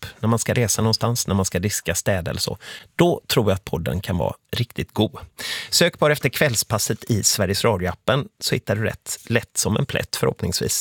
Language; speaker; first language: Swedish; native; Swedish